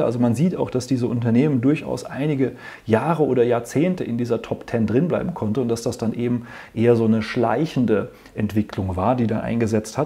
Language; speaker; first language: German; native; German